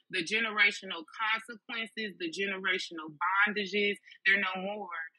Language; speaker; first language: English; native; English